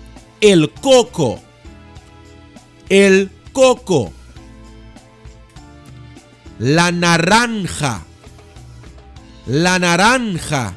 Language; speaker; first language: Spanish; non-native, fluent; Dutch